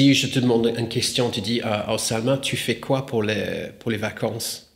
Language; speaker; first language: French; non-native, fluent; English